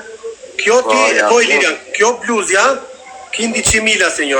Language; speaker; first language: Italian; non-native, learner; Albanian